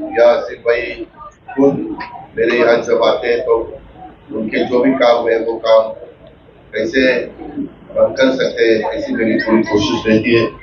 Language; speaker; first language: Hindi; non-native, local second language; Marathi